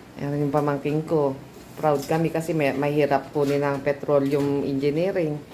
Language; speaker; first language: Filipino; native; Filipino